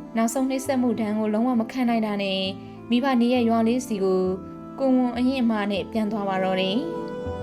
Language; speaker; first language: Burmese; non-native, local second language; Shan